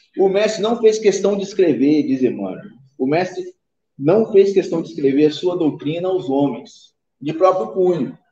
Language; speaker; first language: Portuguese; native; Portuguese